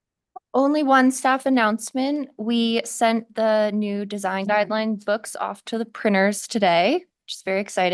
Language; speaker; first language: English; native; English